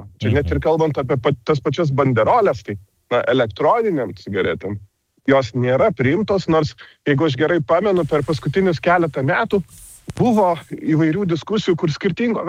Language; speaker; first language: Lithuanian; native; Lithuanian